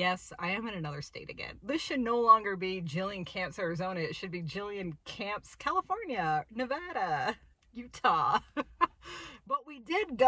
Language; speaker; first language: English; native; English